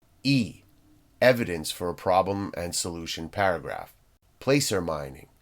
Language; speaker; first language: English; native; English